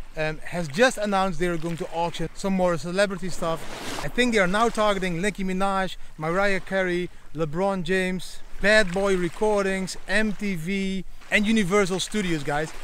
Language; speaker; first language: English; non-native, fluent; Dutch